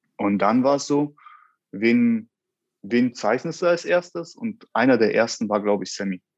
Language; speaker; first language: German; early bilingual, other home language; Russian